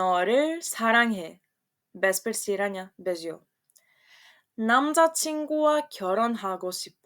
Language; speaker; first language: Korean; non-native, fluent; Serbian